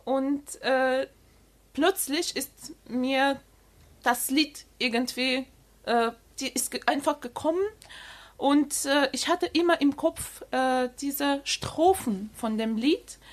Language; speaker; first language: German; non-native, fluent; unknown